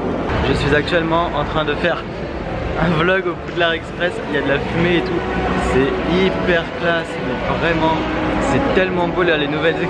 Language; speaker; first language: French; native; French